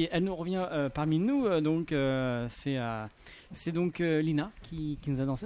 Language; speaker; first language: French; native; French